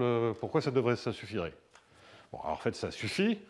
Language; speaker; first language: French; native; French